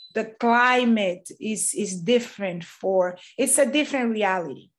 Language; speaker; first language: English; non-native, fluent; Portuguese